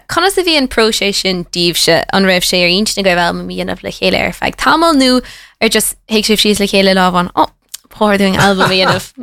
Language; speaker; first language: Irish; native; Irish